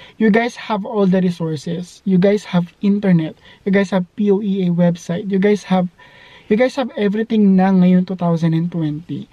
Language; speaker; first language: English; non-native, local second language; Filipino